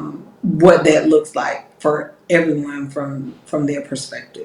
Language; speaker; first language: English; native; English